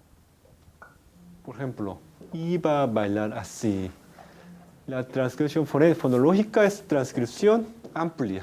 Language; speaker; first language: Spanish; non-native, fluent; Korean